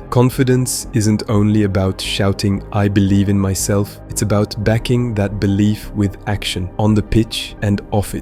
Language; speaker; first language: English; native; English